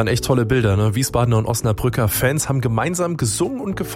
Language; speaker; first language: German; native; German